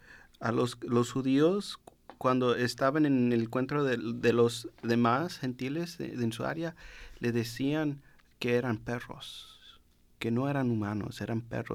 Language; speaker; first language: Spanish; non-native, learner; English